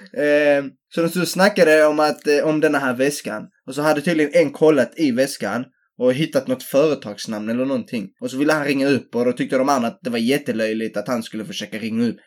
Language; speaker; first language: Swedish; early bilingual, other home language; Greek